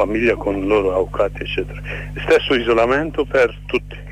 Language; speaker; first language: Italian; non-native, fluent; Kurdish